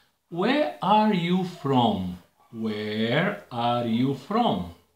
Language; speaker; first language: English; non-native, fluent; Portuguese